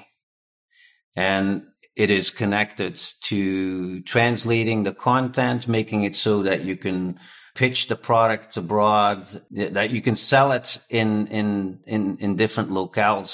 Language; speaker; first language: English; non-native, fluent; Dutch